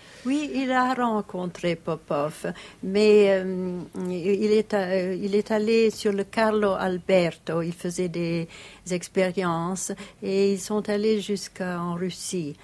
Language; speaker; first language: French; non-native, fluent; Italian